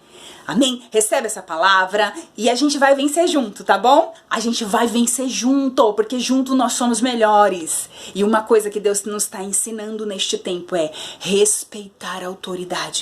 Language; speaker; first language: Portuguese; native; Portuguese